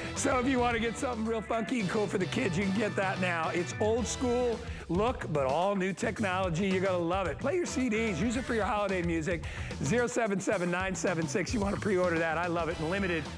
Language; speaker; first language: English; native; English